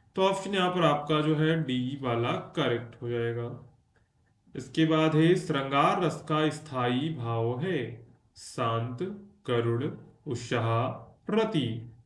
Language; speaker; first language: Hindi; native; Hindi